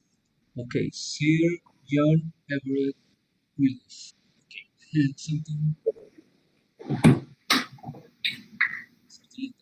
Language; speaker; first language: English; non-native, learner; Spanish